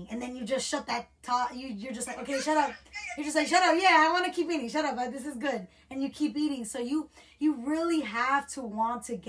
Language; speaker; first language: English; native; English